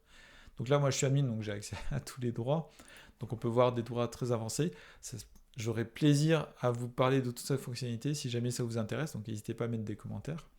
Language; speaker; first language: French; native; French